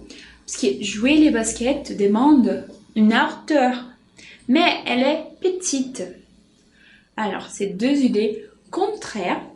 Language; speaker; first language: French; non-native, fluent; Portuguese